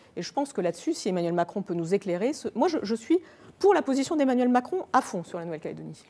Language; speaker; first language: French; native; French